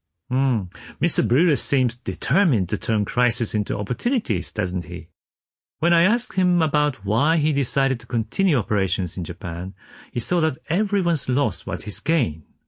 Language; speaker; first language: English; non-native, fluent; Japanese